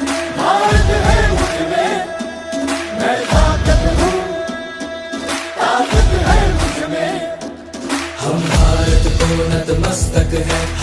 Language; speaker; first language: Hindi; non-native, local second language; Telugu